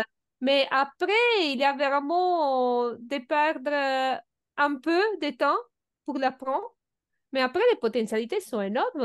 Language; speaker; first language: French; non-native, fluent; Italian